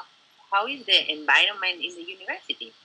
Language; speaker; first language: English; non-native, learner; Spanish